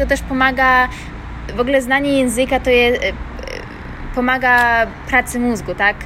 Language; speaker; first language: Polish; early bilingual, heritage; Polish